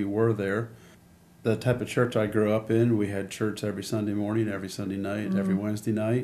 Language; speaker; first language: English; native; English